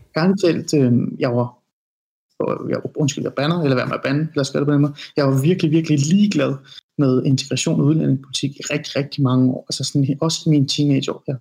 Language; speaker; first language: Danish; early bilingual, other home language; Persian